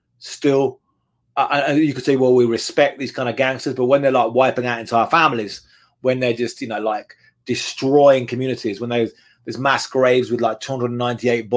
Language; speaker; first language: English; native; English